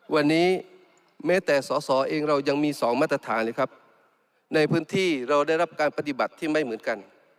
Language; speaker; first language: Thai; non-native, local second language; Malay